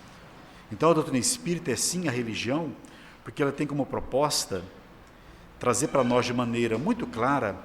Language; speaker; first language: Portuguese; native; Portuguese